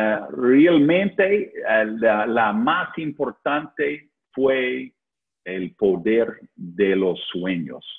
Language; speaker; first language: Spanish; non-native, learner; English